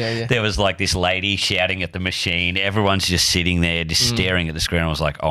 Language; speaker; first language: English; native; English